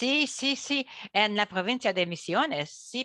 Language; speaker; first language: Spanish; non-native, learner; French